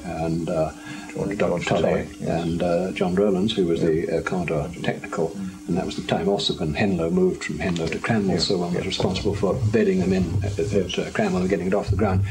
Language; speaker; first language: English; native; English